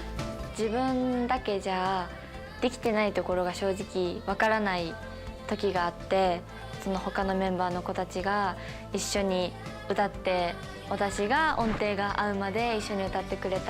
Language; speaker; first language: Japanese; native; Japanese